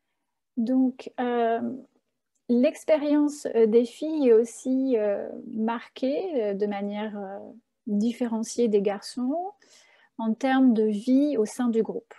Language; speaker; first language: French; native; French